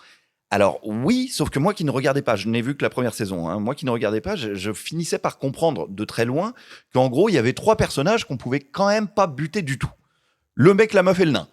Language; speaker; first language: French; native; French